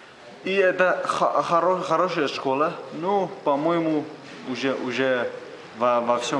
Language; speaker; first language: Russian; non-native, learner; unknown